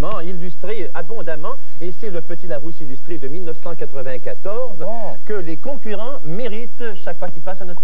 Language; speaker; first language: French; native; French